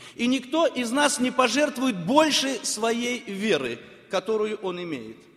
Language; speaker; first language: Russian; native; Russian